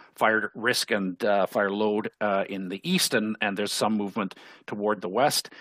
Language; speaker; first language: English; native; English